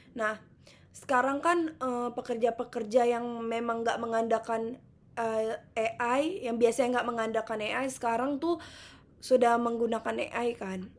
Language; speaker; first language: Indonesian; native; Indonesian